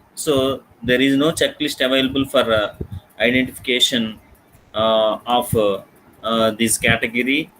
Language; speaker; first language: English; non-native, local second language; Telugu